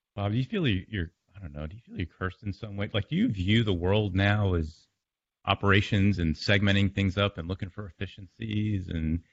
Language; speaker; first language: English; native; English